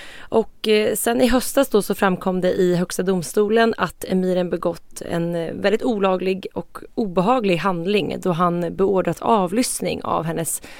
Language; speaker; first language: Swedish; native; Swedish